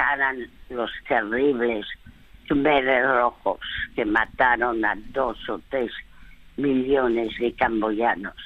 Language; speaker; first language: Spanish; early bilingual, other home language; French